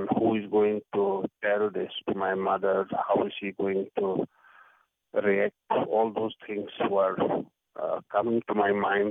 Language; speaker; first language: English; non-native, local second language; Kashmiri